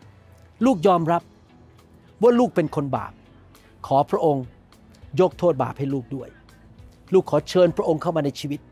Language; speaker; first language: Thai; native; Thai